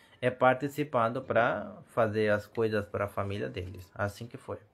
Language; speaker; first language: Portuguese; non-native, learner; Hindi